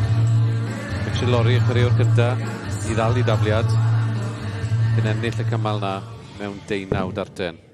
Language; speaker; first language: Welsh; native; Welsh